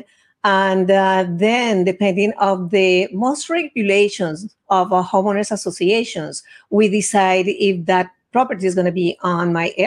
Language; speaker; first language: English; non-native, fluent; Spanish